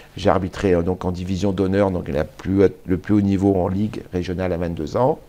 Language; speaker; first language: French; native; French